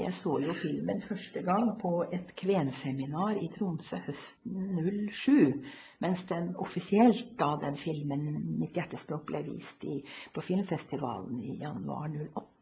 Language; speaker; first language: Norwegian; native; Norwegian